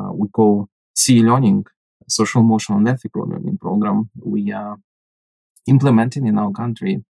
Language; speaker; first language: English; non-native, fluent; Ukrainian